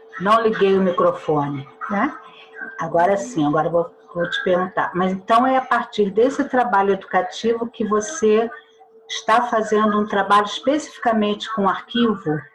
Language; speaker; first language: Portuguese; native; Portuguese